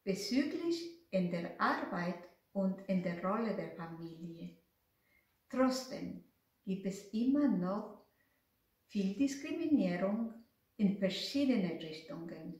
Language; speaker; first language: German; non-native, fluent; Spanish